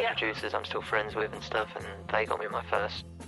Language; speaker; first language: English; native; English